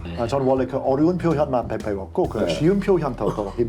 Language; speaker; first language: Korean; non-native, fluent; English